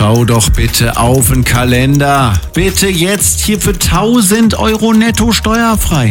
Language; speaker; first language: German; native; German